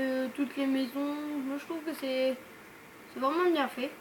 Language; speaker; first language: French; native; French